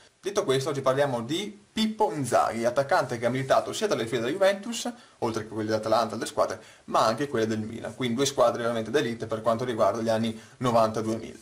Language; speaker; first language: Italian; native; Italian